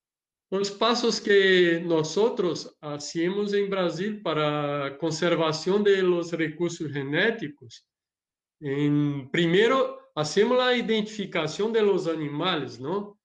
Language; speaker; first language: Spanish; non-native, learner; Portuguese